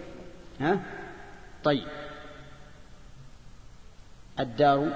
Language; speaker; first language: Arabic; native; Arabic